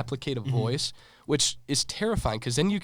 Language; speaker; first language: English; native; English